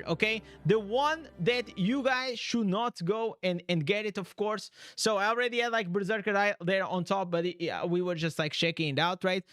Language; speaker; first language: English; non-native, fluent; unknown